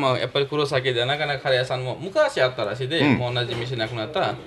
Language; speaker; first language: Japanese; non-native, fluent; Nepali